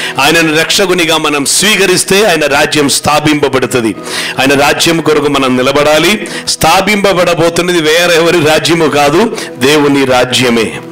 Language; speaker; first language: Telugu; non-native, fluent; Malayalam